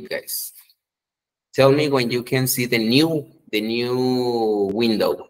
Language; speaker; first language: English; non-native, fluent; Spanish